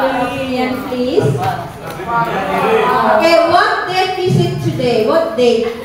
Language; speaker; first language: English; non-native, learner; Indonesian